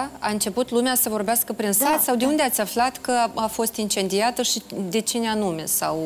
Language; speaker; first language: Romanian; native; Romanian